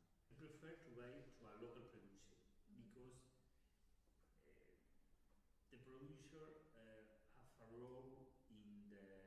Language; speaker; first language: English; non-native, learner; Spanish